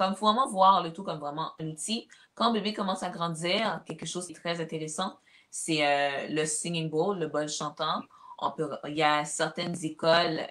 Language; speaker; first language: French; native; French